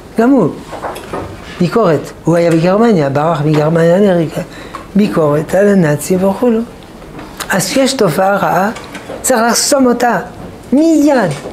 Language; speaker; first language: Hebrew; non-native, fluent; French